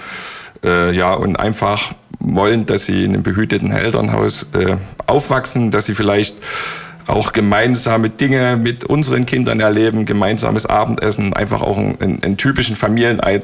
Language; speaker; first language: German; native; German